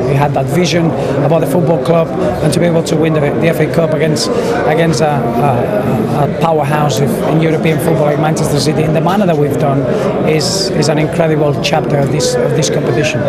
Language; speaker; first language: English; non-native, fluent; Spanish